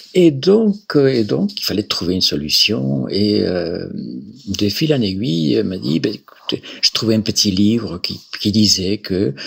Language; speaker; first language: French; non-native, fluent; Spanish